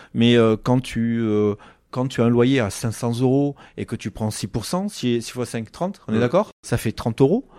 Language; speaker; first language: French; native; French